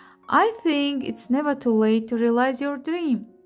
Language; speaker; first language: English; non-native, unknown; Azerbaijani